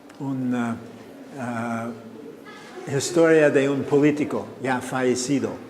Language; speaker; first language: Spanish; non-native, fluent; English